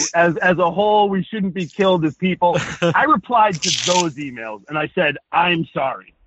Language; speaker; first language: English; native; English